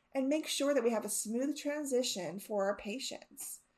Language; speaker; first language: English; native; English